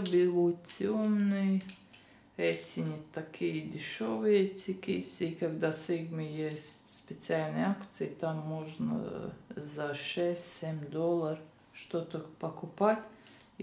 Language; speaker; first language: Russian; non-native, learner; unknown